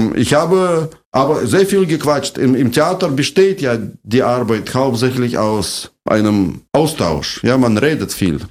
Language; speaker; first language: German; non-native, fluent; Russian